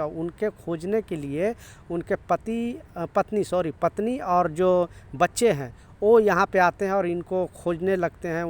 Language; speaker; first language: Hindi; native; Hindi